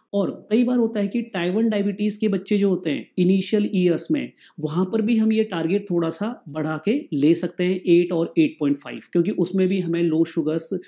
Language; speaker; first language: Hindi; native; Hindi